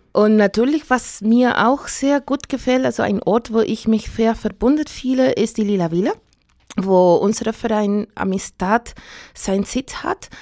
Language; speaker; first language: German; non-native, fluent; Spanish